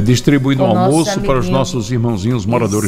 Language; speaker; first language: Portuguese; native; Portuguese